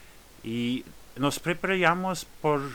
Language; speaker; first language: Spanish; non-native, learner; French